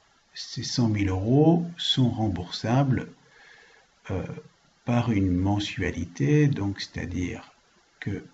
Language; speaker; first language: French; native; French